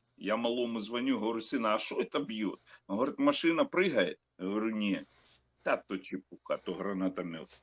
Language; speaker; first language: Ukrainian; non-native, local second language; Russian